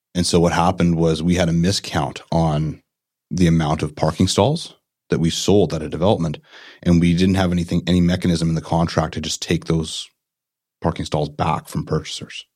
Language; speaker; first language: English; native; English